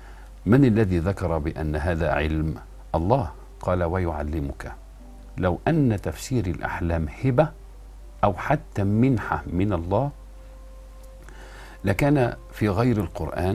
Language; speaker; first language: Arabic; native; Arabic